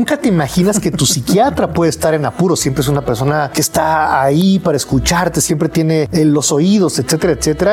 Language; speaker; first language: Spanish; native; Spanish